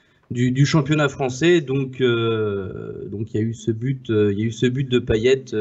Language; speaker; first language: French; native; French